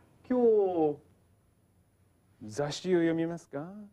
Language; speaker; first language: Japanese; non-native, fluent; English